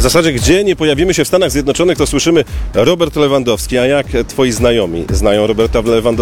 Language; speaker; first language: Polish; native; Polish